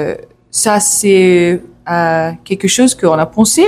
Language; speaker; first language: French; non-native, learner; English